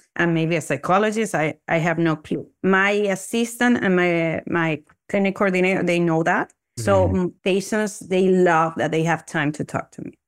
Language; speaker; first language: English; non-native, fluent; Spanish